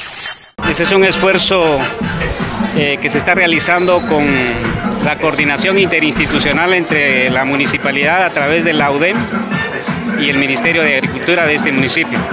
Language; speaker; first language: Spanish; native; Spanish